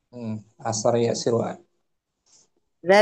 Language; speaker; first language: Arabic; non-native, fluent; Indonesian